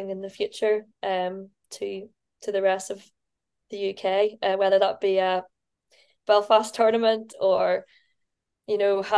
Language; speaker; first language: English; native; English